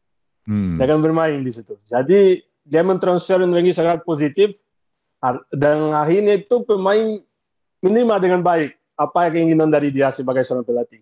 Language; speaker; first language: Indonesian; non-native, fluent; Portuguese